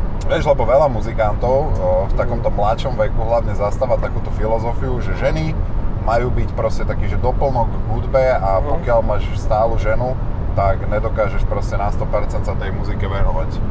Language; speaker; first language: Slovak; native; Slovak